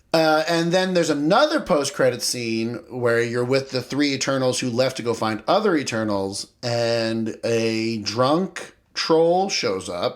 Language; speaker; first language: English; native; English